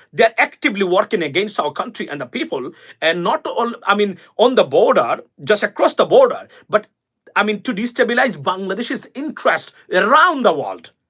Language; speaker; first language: English; non-native, local second language; Bangla